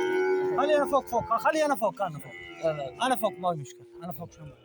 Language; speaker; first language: Arabic; non-native, learner; Saraiki